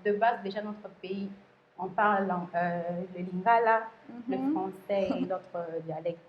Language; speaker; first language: French; non-native, local second language; Lingala